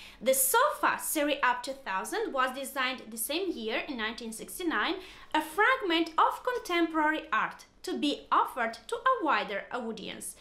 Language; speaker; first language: English; non-native, fluent; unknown